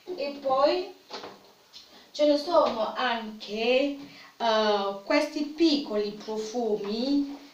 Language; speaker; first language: Italian; non-native, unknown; French